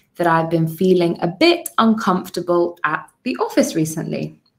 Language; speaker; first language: English; native; English